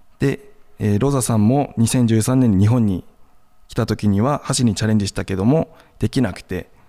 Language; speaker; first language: Japanese; native; Japanese